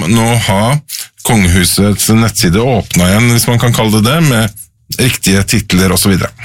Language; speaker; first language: Norwegian; native; Norwegian